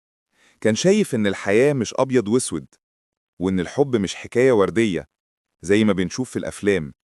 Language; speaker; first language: Arabic; native; Arabic